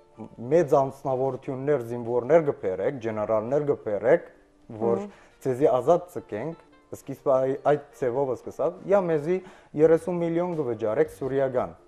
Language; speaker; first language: Armenian; early bilingual, heritage; Armenian